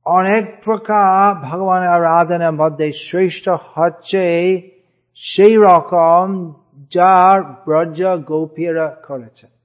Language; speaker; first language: Bangla; non-native, fluent; English